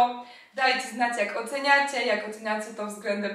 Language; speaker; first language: Polish; native; Polish